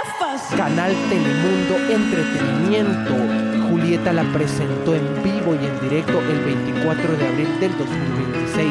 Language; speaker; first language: Spanish; native; Spanish